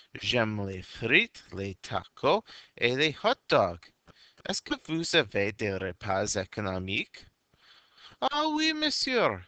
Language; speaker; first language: French; non-native, fluent; English